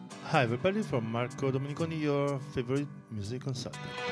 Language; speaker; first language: English; non-native, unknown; Italian